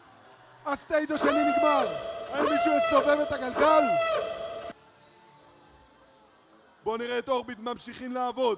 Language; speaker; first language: Hebrew; native; Hebrew